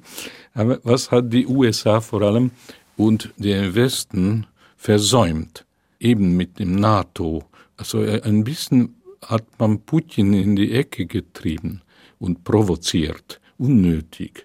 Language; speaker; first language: German; non-native, fluent; Hungarian